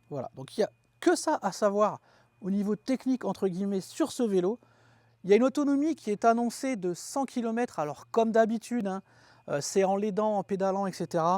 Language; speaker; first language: French; native; French